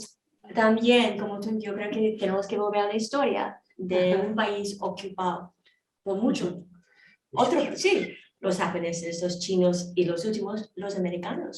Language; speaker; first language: Spanish; non-native, fluent; Korean